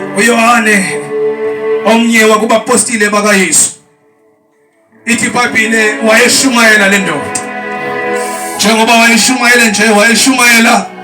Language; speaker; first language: Zulu; non-native, local second language; Xhosa